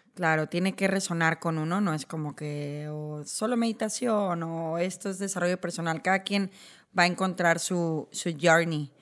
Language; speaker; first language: Spanish; native; Spanish